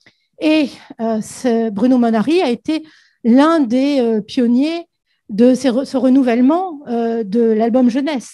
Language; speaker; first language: French; native; French